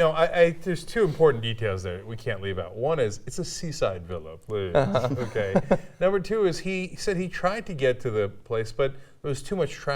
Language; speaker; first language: English; native; English